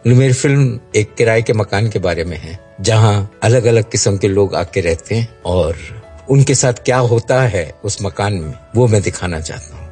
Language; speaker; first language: Hindi; native; Hindi